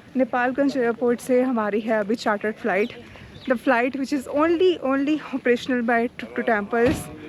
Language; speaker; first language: Hindi; native; Hindi